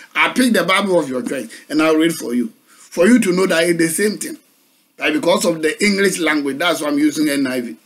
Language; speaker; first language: English; non-native, local second language; Akan